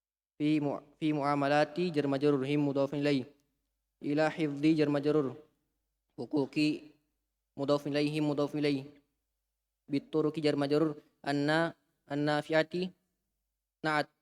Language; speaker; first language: Arabic; non-native, learner; Indonesian